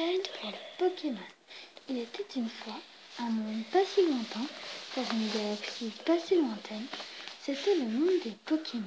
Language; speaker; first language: French; native; French